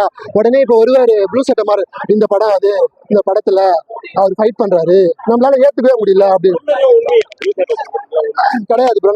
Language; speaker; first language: Tamil; native; Tamil